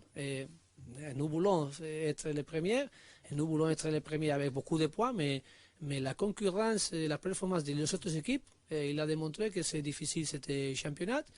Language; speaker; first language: French; non-native, learner; Spanish